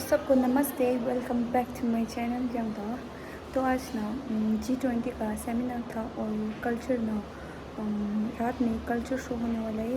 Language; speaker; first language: Hindi; non-native, learner; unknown